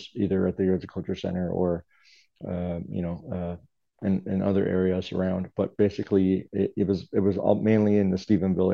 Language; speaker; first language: English; native; English